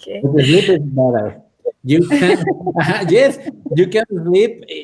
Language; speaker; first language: English; non-native, learner; Spanish